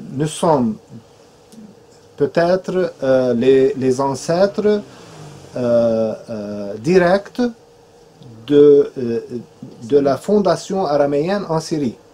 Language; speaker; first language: French; non-native, fluent; Arabic